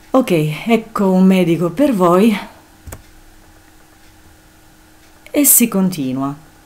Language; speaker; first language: Italian; non-native, fluent; Albanian